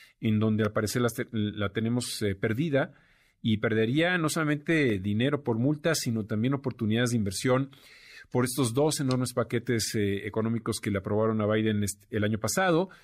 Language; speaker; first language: Spanish; native; Spanish